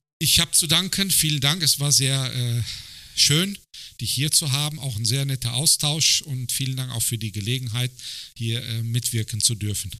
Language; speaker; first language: German; early bilingual, other home language; Turkish